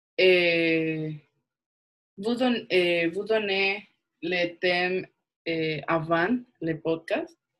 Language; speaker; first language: French; non-native, learner; Korean